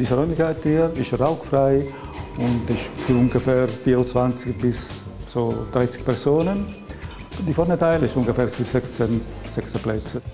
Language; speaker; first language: German; non-native, fluent; Italian